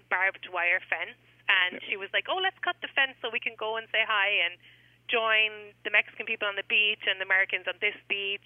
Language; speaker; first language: English; native; English